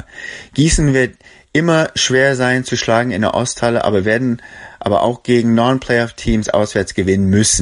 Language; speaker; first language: German; native; German